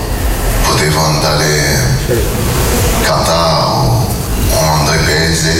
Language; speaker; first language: Italian; non-native, learner; French